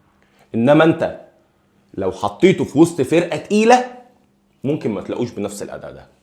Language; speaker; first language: Arabic; native; Arabic